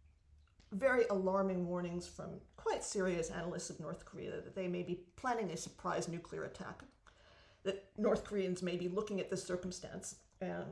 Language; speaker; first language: English; native; English